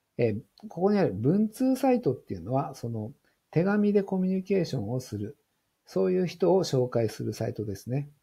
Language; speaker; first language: Japanese; native; Japanese